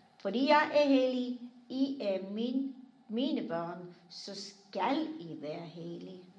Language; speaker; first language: Danish; non-native, fluent; English